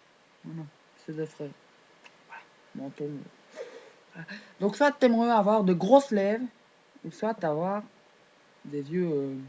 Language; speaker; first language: French; native; French